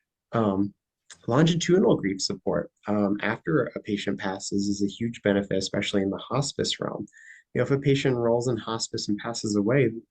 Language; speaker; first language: English; native; English